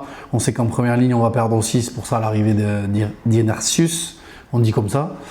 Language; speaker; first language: French; native; French